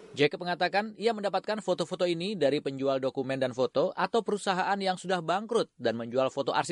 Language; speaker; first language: Indonesian; native; Indonesian